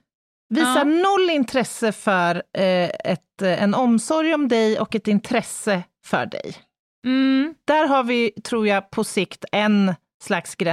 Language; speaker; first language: Swedish; native; Swedish